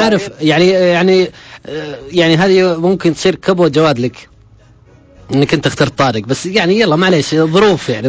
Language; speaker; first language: Arabic; native; Arabic